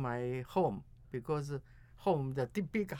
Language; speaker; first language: English; non-native, learner; Chinese